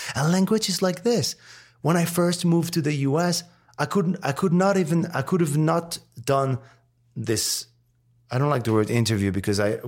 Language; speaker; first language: English; non-native, fluent; Arabic